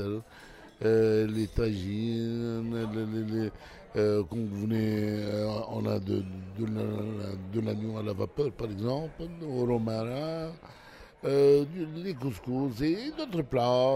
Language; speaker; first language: French; non-native, local second language; Arabic